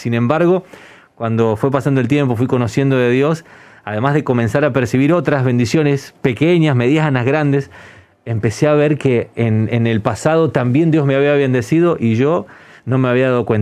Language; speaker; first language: Spanish; native; Spanish